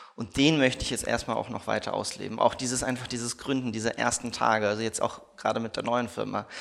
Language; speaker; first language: German; early bilingual, other home language; Russian